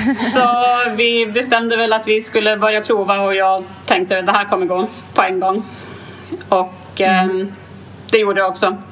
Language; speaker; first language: Swedish; native; Swedish